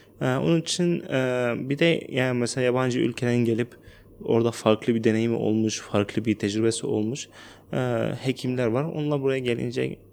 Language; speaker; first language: Turkish; non-native, fluent; Arabic